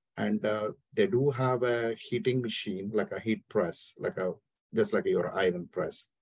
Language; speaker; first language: English; non-native, local second language; Telugu